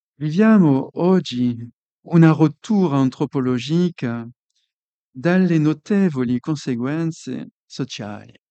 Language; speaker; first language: Italian; non-native, fluent; French